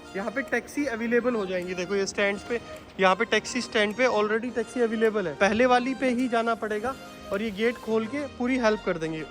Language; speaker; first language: Hindi; native; Hindi